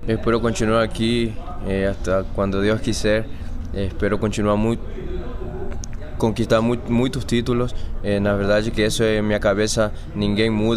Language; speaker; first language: Portuguese; non-native, fluent; Spanish